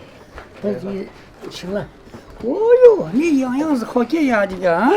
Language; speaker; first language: Chinese; non-native, local second language; Uyghur